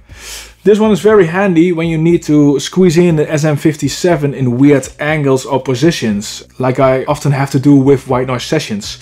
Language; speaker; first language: English; non-native, fluent; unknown